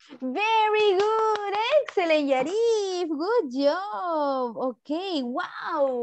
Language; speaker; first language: English; non-native, fluent; Spanish